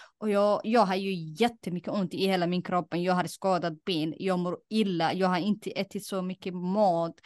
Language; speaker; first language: Swedish; non-native, fluent; Somali